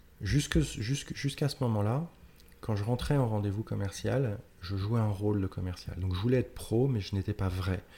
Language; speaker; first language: French; native; French